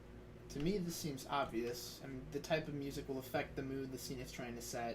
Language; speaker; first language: English; native; English